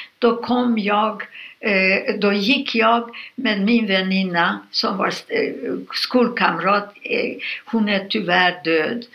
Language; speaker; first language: Swedish; non-native, fluent; Hungarian